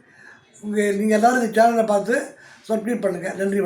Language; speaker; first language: Tamil; native; Tamil